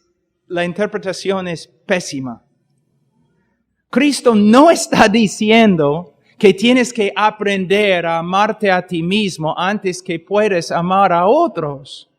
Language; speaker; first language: Spanish; non-native, fluent; English